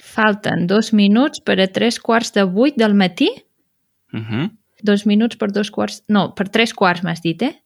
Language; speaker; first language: Catalan; native; Catalan